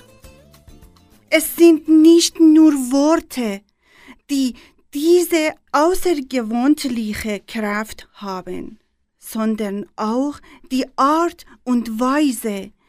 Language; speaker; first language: German; non-native, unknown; Persian